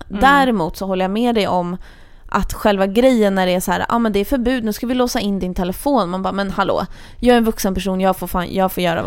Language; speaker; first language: Swedish; native; Swedish